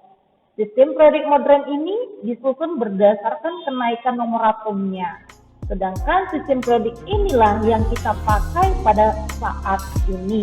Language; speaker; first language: Indonesian; native; Indonesian